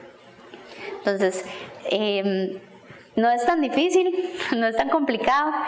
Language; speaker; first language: Spanish; native; Spanish